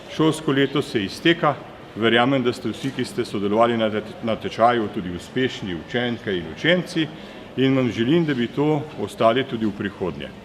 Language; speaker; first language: Slovenian; native; Slovenian